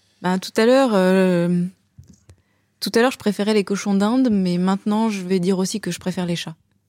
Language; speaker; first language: French; native; French